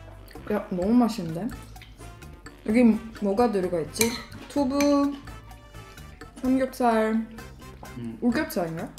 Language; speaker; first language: Korean; non-native, fluent; Swedish